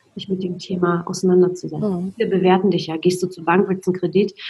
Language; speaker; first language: German; non-native, fluent; Polish